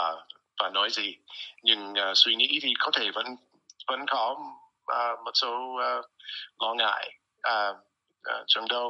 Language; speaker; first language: Vietnamese; non-native, fluent; English